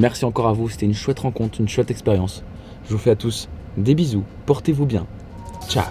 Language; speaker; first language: French; native; French